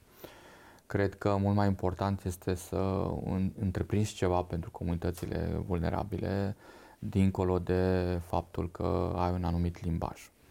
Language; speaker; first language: Romanian; non-native, local second language; Hungarian